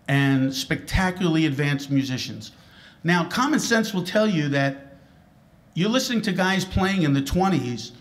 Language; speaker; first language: English; native; English